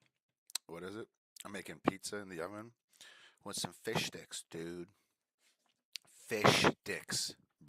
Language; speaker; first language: English; native; English